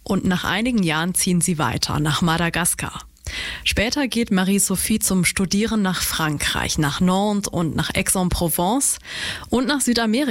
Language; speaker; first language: German; native; German